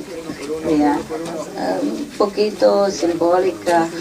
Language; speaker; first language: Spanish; non-native, learner; Vietnamese